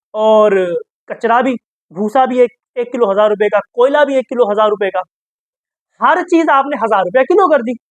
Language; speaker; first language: Urdu; native; Urdu